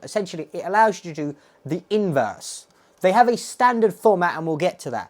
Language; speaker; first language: English; native; English